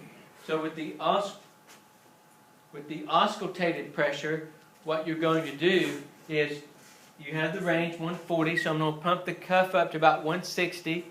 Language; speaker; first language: English; native; English